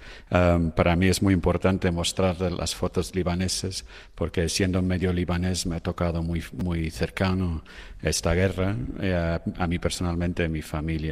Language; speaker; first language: Spanish; non-native, fluent; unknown